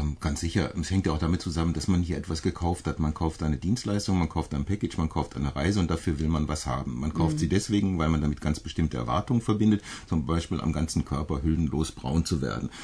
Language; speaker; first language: German; native; German